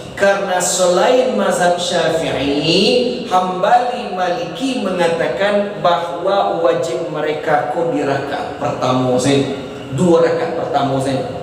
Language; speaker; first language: Malay; non-native, local second language; Minangkabau